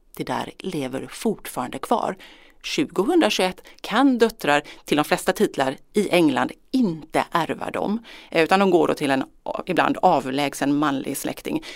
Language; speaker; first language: Swedish; native; Swedish